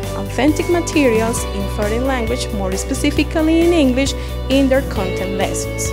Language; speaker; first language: English; non-native, fluent; Spanish